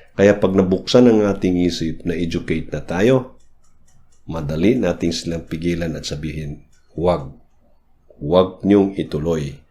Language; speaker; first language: Filipino; native; Filipino